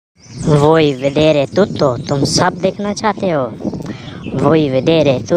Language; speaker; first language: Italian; non-native, learner; Urdu